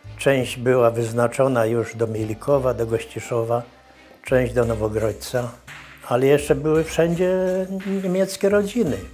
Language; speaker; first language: Polish; early bilingual, heritage; Polish